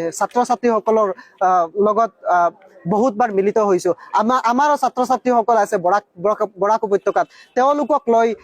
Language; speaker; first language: Assamese; non-native, local second language; Bangla